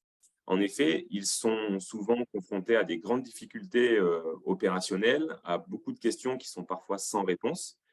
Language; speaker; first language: French; native; French